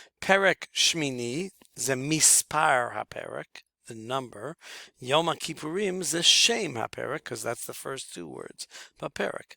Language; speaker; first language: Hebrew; non-native, fluent; English